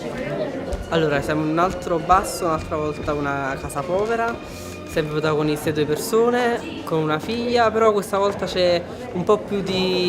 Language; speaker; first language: Italian; native; Italian